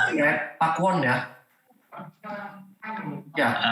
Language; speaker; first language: English; non-native, learner; Indonesian